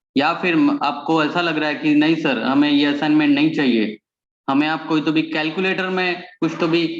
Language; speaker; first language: Hindi; non-native, local second language; Marathi